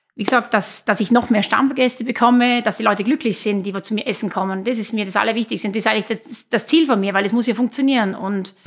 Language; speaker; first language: German; native; German